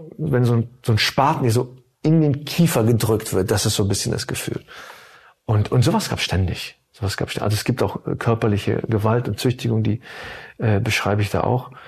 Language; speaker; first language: German; early bilingual, other home language; Turkish